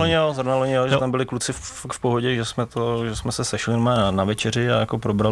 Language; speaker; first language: Czech; native; Czech